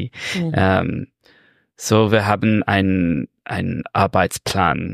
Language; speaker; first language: German; non-native, learner; English